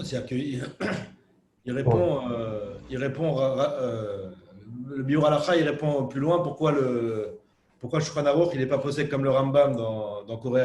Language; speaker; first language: French; native; French